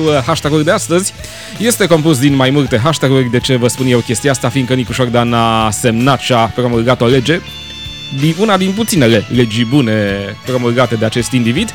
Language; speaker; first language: Romanian; native; Romanian